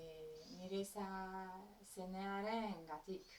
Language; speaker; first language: Basque; non-native, learner; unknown